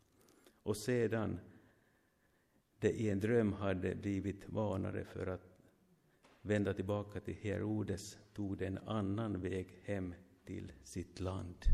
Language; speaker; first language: Swedish; non-native, fluent; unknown